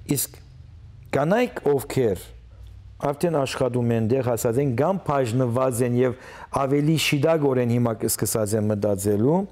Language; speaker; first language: Armenian; early bilingual, heritage; Armenian